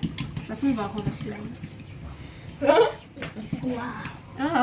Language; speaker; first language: French; native; French